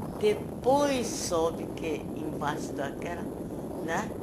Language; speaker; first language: Portuguese; non-native, learner; Japanese